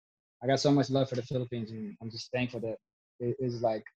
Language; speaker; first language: English; native; English